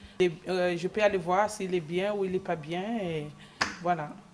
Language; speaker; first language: French; non-native, learner; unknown